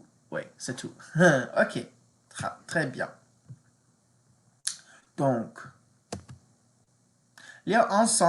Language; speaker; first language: French; non-native, fluent; English